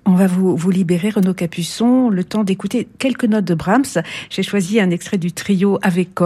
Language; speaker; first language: French; native; French